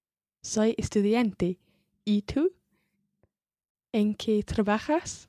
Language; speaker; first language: Spanish; non-native, learner; English